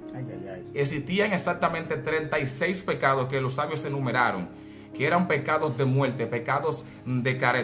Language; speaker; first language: Spanish; native; Spanish